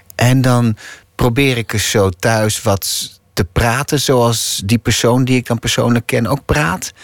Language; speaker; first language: Dutch; non-native, local second language; Low German